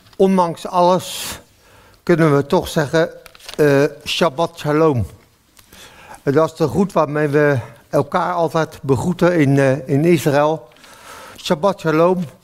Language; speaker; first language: Dutch; native; Dutch